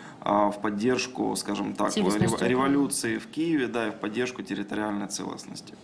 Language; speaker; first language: Russian; native; Russian